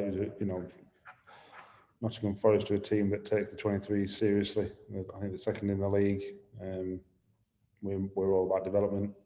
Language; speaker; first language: English; native; English